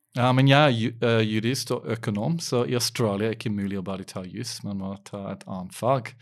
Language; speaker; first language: Norwegian; non-native, fluent; English